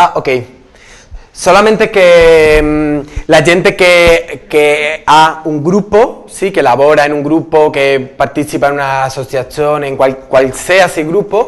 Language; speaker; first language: Italian; non-native, learner; Spanish